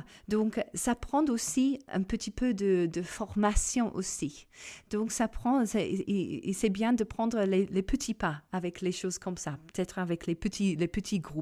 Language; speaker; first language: French; non-native, fluent; English